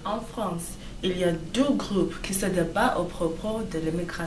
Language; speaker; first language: French; non-native, learner; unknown